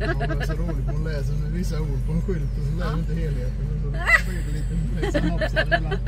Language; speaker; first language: Swedish; native; Swedish